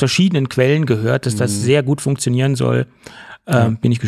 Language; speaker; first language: German; native; German